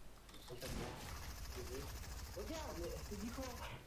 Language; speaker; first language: French; native; French